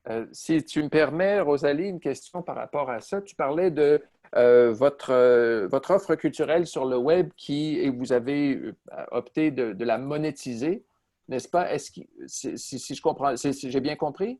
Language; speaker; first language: French; native; French